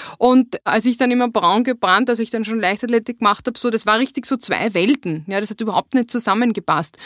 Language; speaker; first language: German; native; German